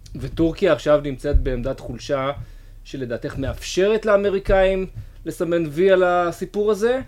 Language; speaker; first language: Hebrew; native; Hebrew